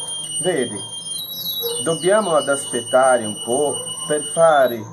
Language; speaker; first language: Italian; non-native, learner; Portuguese